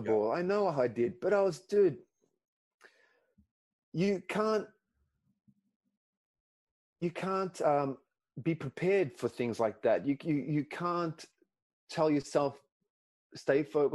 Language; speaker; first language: English; non-native, local second language; Greek